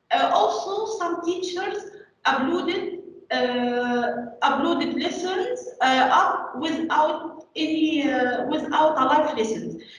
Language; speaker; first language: English; non-native, learner; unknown